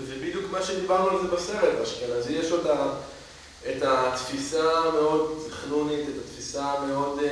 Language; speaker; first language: Hebrew; native; Hebrew